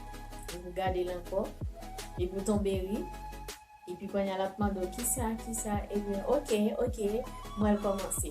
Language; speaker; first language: French; non-native, learner; Haitian Creole